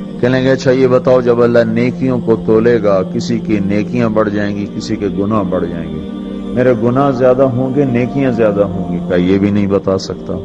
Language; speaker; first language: Urdu; non-native, local second language; Punjabi